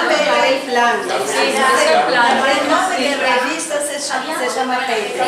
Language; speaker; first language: Spanish; non-native, learner; Portuguese